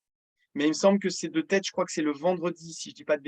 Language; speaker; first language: French; native; French